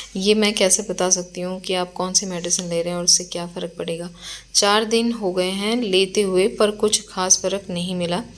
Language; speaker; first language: Hindi; native; Hindi